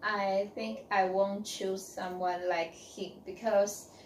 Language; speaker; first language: English; non-native, learner; Chinese